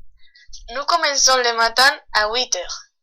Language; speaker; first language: French; non-native, learner; Spanish